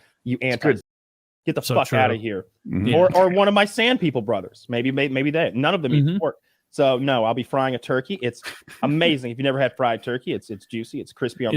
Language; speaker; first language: English; native; English